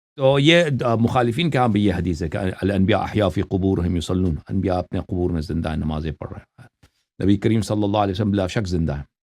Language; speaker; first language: Urdu; non-native, fluent; Persian